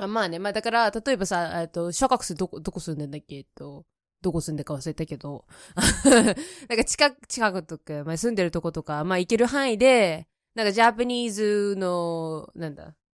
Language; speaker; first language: Japanese; native; Japanese